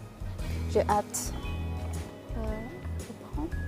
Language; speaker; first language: French; non-native, fluent; Chinese